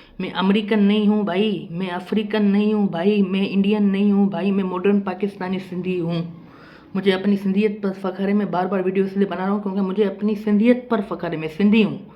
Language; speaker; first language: Urdu; non-native, local second language; Sindhi